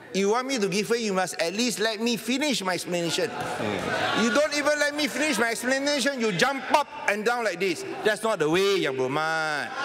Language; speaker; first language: English; non-native, local second language; Malay